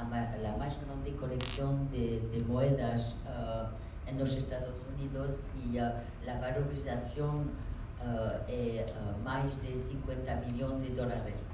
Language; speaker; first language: Portuguese; non-native, learner; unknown